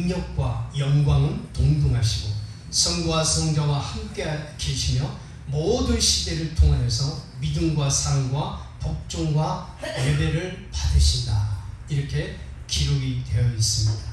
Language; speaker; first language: Korean; native; Korean